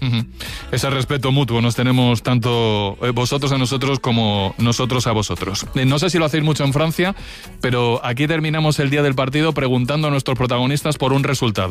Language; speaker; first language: Spanish; native; Spanish